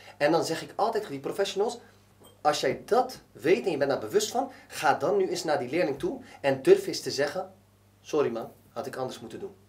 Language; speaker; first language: Dutch; early bilingual, other home language; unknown